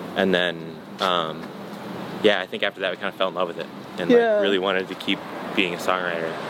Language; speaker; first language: English; native; English